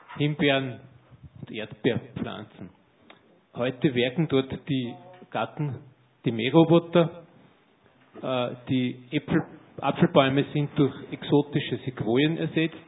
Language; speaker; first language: German; native; German